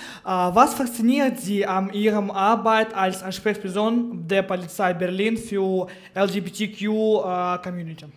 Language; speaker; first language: German; non-native, learner; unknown